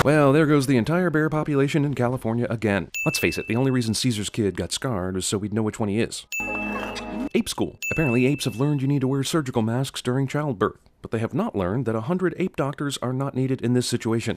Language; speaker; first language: English; native; English